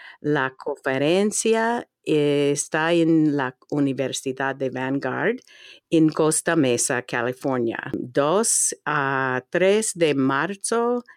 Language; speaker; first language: Spanish; non-native, fluent; English